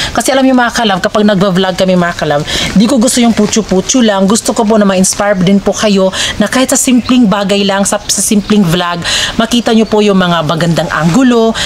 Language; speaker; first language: Filipino; non-native, local second language; Cebuano